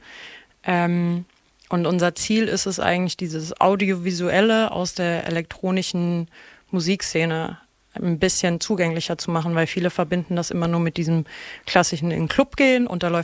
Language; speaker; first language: German; native; German